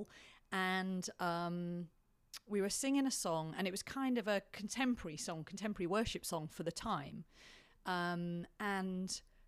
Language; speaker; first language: English; native; English